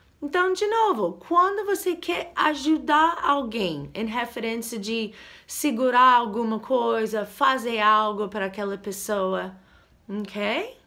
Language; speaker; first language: Portuguese; non-native, fluent; English